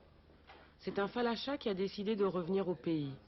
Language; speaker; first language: French; native; French